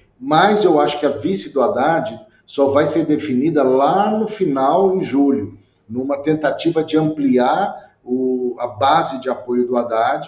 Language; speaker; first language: Portuguese; native; Portuguese